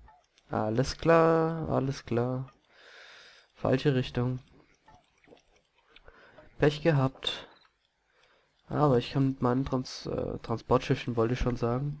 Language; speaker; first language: German; native; German